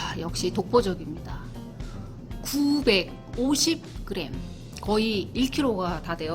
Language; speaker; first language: Korean; native; Korean